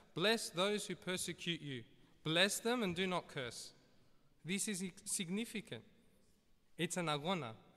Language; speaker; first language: English; early bilingual, other home language; Greek